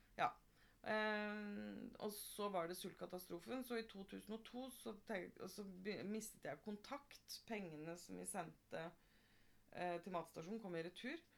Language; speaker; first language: Norwegian; native; Norwegian